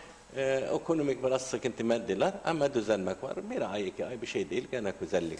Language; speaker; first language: Turkish; non-native, learner; Arabic